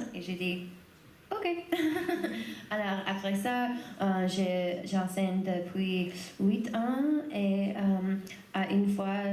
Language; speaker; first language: French; non-native, learner; English